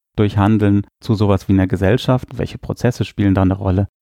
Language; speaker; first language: German; native; German